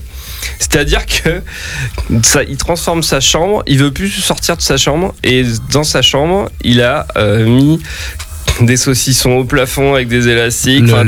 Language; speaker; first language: French; native; French